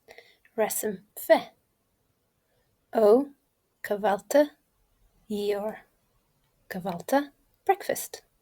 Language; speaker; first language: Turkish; non-native, learner; English